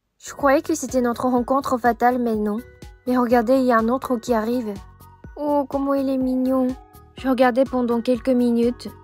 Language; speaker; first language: French; non-native, fluent; Japanese